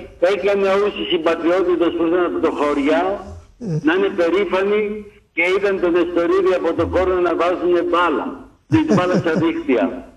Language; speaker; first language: Greek; early bilingual, heritage; Greek